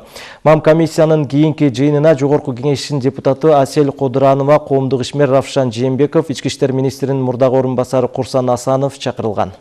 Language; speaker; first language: Kyrgyz; native; Kyrgyz